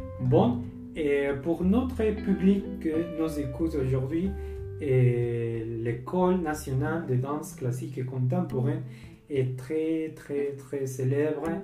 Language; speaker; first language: French; non-native, learner; Spanish